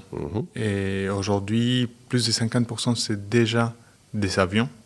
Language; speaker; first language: French; non-native, fluent; Spanish